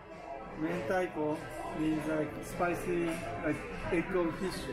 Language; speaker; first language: English; non-native, learner; Japanese